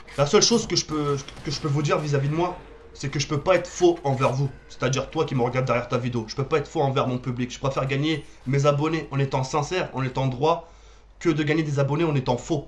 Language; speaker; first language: French; early bilingual, other home language; Arabic